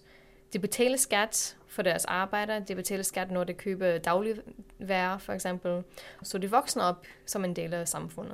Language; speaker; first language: Danish; non-native, fluent; English